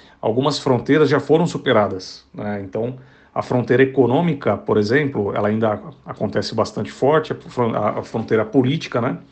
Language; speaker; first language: Portuguese; native; Portuguese